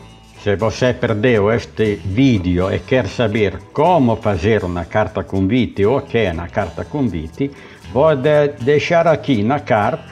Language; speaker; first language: Portuguese; non-native, learner; Italian